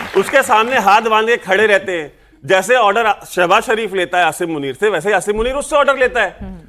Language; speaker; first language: Hindi; native; Hindi